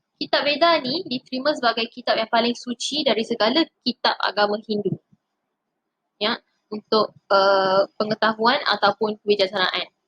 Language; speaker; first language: Malay; non-native, local second language; Tamil